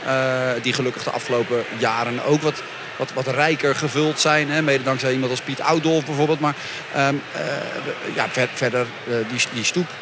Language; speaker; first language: Dutch; native; Dutch